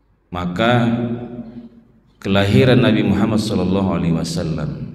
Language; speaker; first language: Indonesian; native; Indonesian